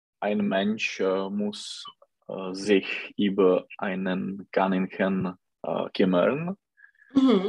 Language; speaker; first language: German; non-native, learner; Czech